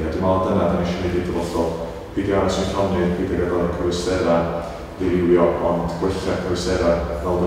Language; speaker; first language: Welsh; native; Welsh